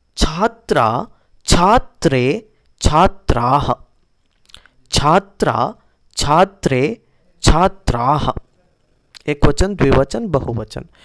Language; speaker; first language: Hindi; non-native, local second language; Kannada